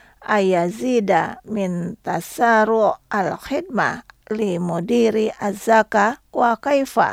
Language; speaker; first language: Arabic; non-native, fluent; Indonesian